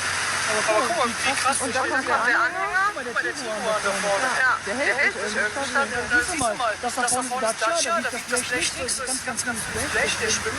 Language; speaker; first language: German; native; German